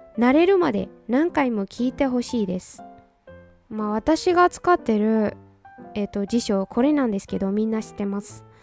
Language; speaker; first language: Japanese; non-native, fluent; Burmese